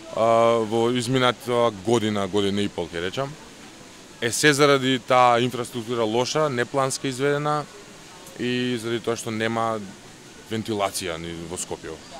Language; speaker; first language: Macedonian; native; Macedonian